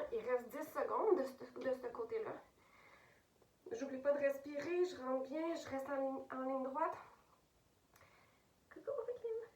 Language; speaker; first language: French; native; French